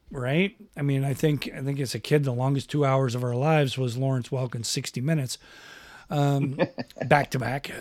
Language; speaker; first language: English; native; English